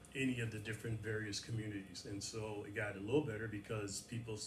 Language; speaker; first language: English; native; English